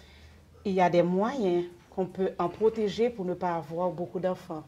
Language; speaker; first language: French; non-native, local second language; Haitian Creole